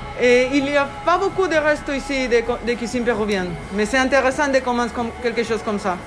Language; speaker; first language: French; non-native, learner; Spanish